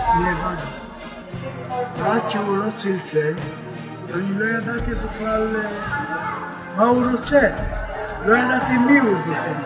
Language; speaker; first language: Hebrew; non-native, fluent; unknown